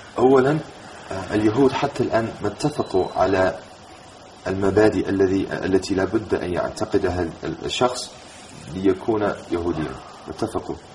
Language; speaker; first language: Arabic; non-native, fluent; English